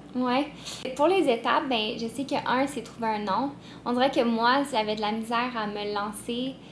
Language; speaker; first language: French; native; French